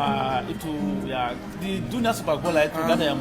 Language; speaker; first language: Indonesian; non-native, fluent; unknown